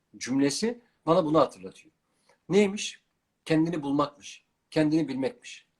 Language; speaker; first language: Turkish; non-native, local second language; Kurdish